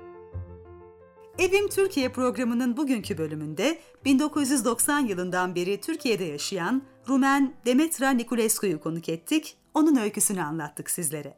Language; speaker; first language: Turkish; native; Turkish